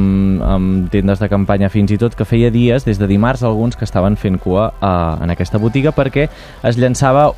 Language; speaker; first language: Catalan; native; Catalan